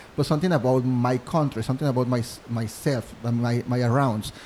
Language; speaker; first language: English; non-native, fluent; Spanish